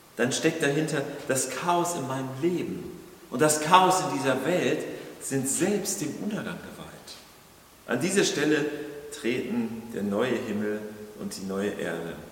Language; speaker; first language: German; native; German